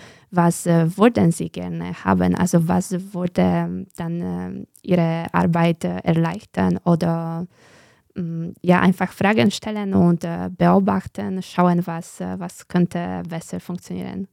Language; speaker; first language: German; non-native, fluent; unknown